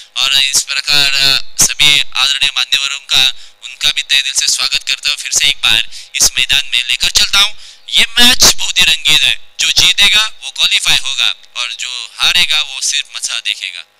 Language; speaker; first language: Hindi; non-native, local second language; Marathi